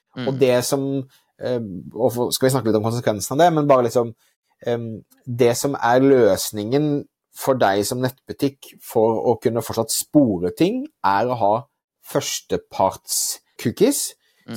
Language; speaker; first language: Norwegian; native; Norwegian